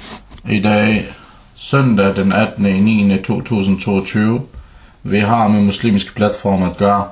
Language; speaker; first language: Danish; early bilingual, other home language; Arabic